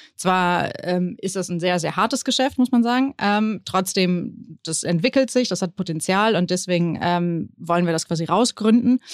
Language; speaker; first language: German; early bilingual, other home language; Spanish